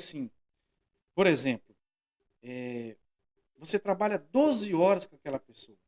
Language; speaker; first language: Portuguese; native; Portuguese